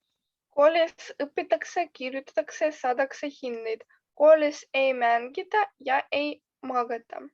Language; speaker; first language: Estonian; non-native, learner; Russian